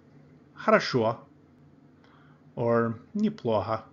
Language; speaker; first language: Russian; non-native, learner; English